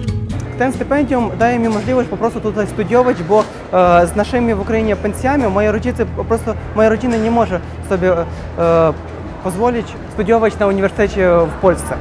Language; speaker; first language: Polish; non-native, learner; Ukrainian